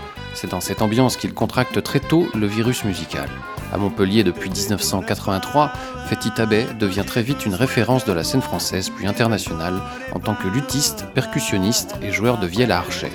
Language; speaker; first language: French; native; French